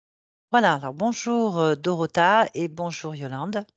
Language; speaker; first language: French; native; French